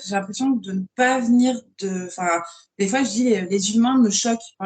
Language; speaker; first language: French; native; French